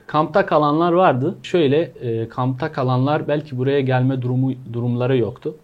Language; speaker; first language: Turkish; non-native, fluent; Arabic